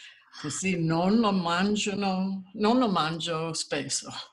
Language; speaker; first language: Italian; non-native, learner; English